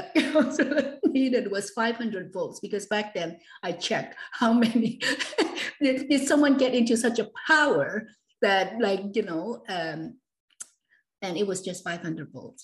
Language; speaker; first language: English; non-native, local second language; Cantonese